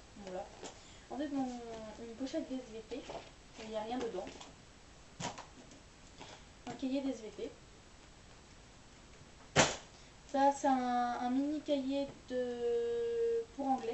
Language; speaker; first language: French; native; French